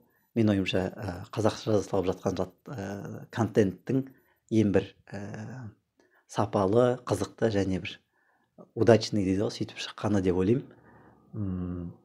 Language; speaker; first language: Kazakh; native; Kazakh